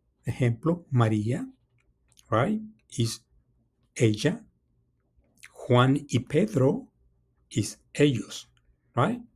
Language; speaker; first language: Spanish; non-native, fluent; English